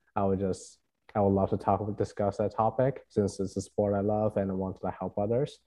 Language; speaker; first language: English; non-native, fluent; Chinese